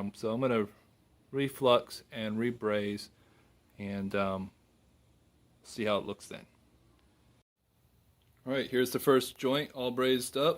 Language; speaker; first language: English; native; English